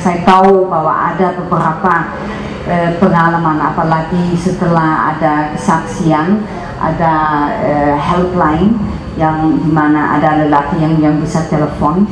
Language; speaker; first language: Indonesian; non-native, fluent; Dutch